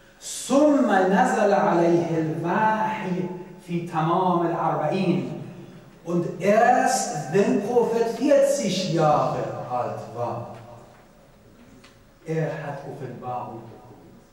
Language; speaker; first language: German; non-native, fluent; Persian